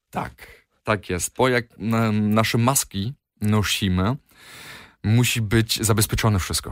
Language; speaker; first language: Polish; early bilingual, heritage; Polish